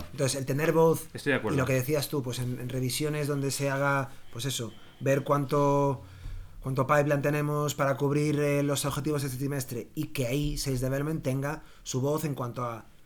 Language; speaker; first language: Spanish; native; Spanish